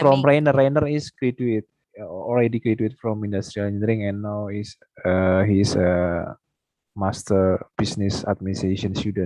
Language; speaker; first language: English; non-native, fluent; Indonesian